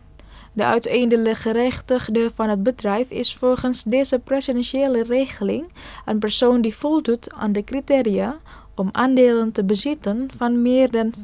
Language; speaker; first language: Dutch; non-native, fluent; Indonesian